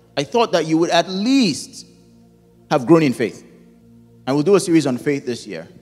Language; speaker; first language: English; non-native, local second language; Yoruba